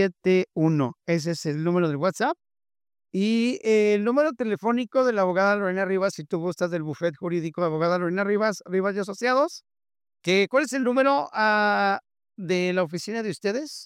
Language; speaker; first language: Spanish; native; Spanish